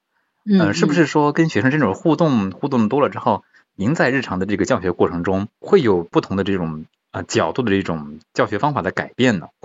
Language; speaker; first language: Chinese; native; Chinese